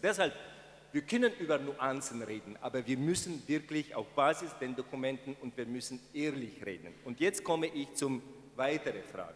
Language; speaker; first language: German; non-native, fluent; Ukrainian